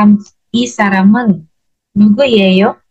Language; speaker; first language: Korean; non-native, learner; Filipino